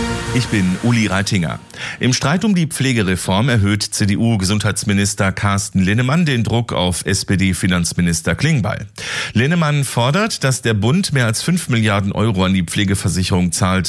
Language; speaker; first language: German; native; German